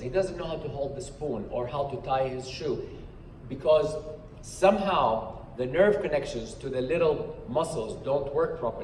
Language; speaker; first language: English; non-native, fluent; Arabic